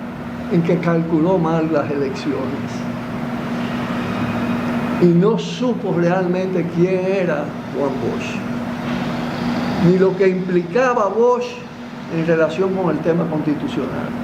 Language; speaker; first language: Spanish; native; Spanish